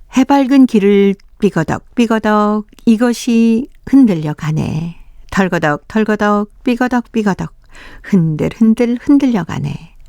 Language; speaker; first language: Korean; native; Korean